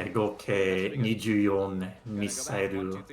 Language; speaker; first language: Japanese; non-native, learner; English